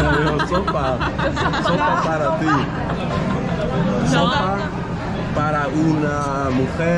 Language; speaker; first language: Spanish; non-native, learner; Dutch